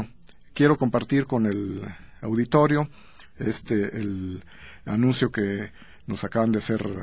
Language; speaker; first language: Spanish; native; Spanish